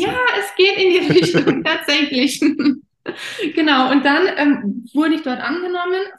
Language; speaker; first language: German; early bilingual, other home language; Russian